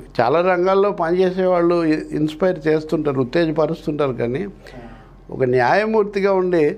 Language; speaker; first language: Telugu; native; Telugu